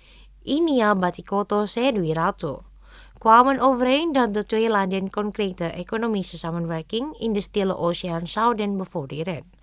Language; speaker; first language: Dutch; non-native, fluent; Indonesian